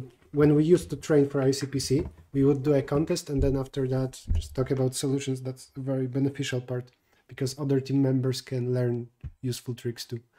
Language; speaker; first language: English; non-native, fluent; Polish